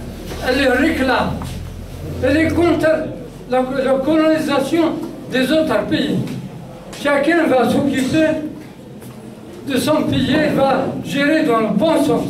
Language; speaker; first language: French; non-native, local second language; Kabyle